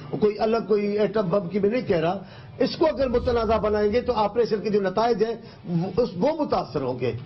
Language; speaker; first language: Urdu; non-native, local second language; Sindhi